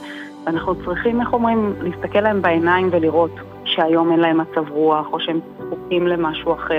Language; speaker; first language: Hebrew; native; Hebrew